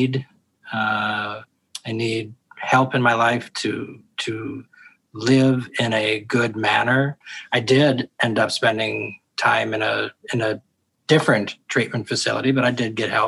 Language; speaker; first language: English; native; English